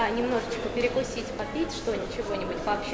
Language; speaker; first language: Russian; native; Russian